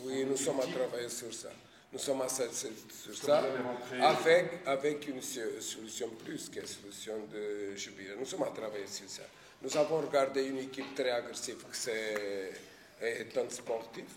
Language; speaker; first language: French; non-native, fluent; Portuguese